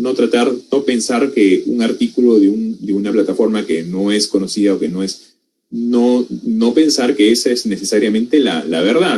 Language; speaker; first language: Spanish; native; Spanish